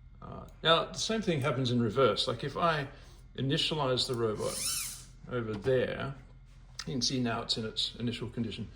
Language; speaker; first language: English; native; English